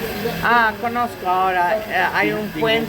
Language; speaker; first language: Spanish; non-native, learner; English